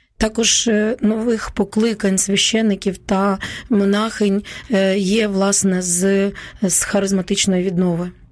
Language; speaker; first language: Ukrainian; native; Ukrainian